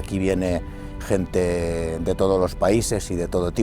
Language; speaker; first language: Spanish; native; Spanish